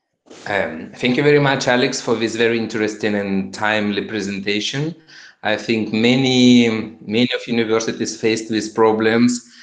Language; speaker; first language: English; non-native, fluent; Russian